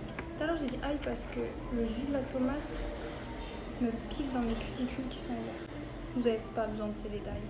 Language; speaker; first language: French; native; French